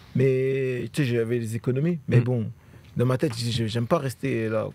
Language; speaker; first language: French; native; French